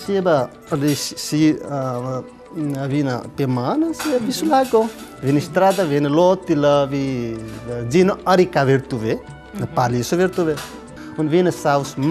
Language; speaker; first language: Latvian; non-native, learner; Nepali